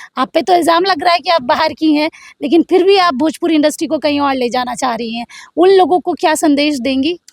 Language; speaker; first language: Hindi; non-native, local second language; Bangla